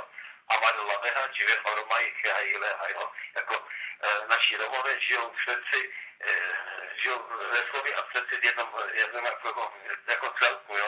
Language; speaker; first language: Czech; non-native, local second language; Romany